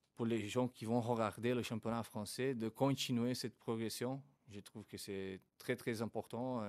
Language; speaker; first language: French; non-native, fluent; Portuguese